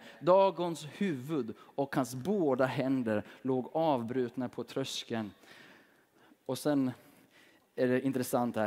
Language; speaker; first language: Swedish; native; Swedish